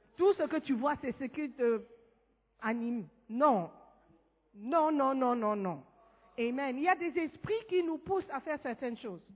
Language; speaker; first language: French; non-native, fluent; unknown